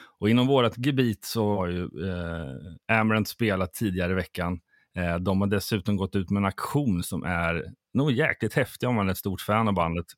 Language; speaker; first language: Swedish; native; Swedish